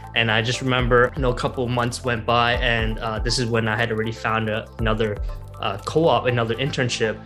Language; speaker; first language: English; native; English